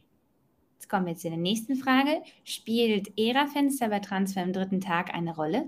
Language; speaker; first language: German; native; German